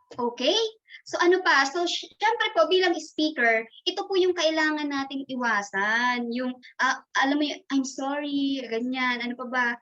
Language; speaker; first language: Filipino; non-native, local second language; Masbatenyo